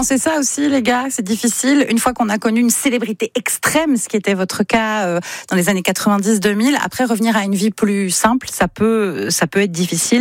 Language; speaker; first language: French; native; French